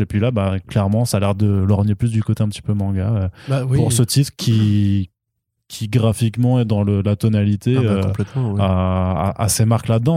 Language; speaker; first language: French; native; French